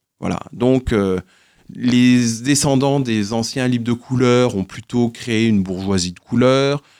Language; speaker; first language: French; native; French